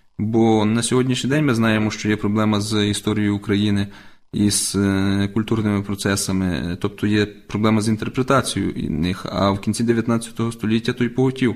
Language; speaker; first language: Ukrainian; native; Ukrainian